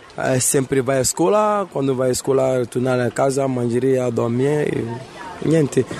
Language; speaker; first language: Italian; non-native, learner; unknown